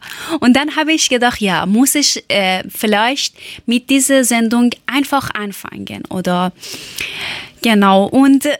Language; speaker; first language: German; non-native, learner; Persian